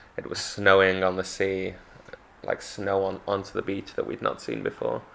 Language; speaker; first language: English; native; English